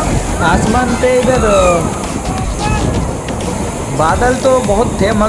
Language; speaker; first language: Hindi; non-native, local second language; Bangla